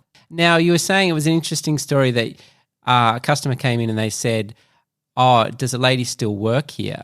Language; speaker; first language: English; native; English